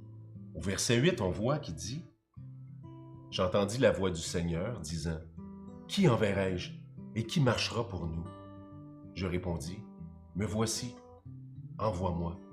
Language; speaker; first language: French; native; French